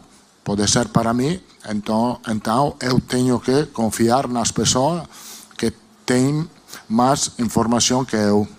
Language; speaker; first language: Portuguese; non-native, learner; Italian